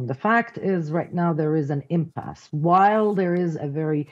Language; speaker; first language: English; non-native, fluent; Arabic